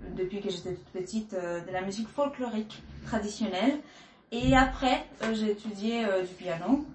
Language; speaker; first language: French; non-native, fluent; Spanish